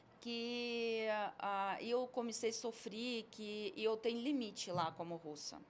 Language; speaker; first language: Portuguese; non-native, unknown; Russian